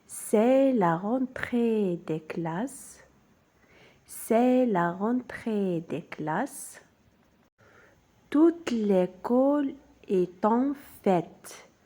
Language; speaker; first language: French; non-native, local second language; Arabic